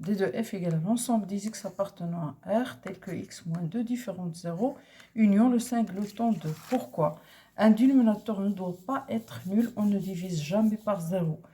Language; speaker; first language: French; non-native, local second language; Arabic